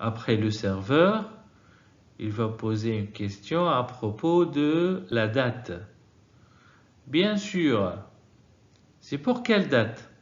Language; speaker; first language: French; non-native, fluent; Arabic